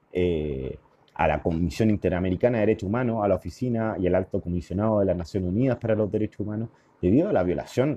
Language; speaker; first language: Spanish; native; Spanish